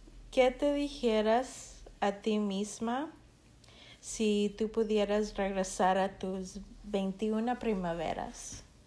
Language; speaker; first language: Spanish; early bilingual, heritage; Spanish